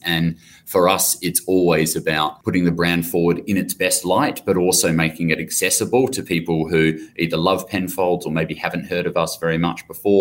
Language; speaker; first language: English; native; English